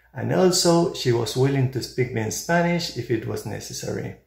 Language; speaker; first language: English; non-native, fluent; Spanish